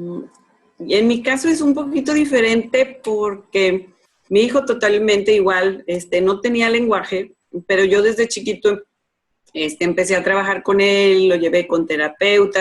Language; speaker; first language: Spanish; native; Spanish